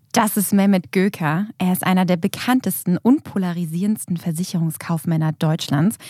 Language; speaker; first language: German; native; German